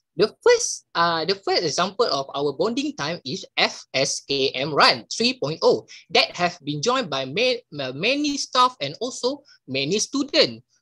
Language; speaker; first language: English; non-native, local second language; Malay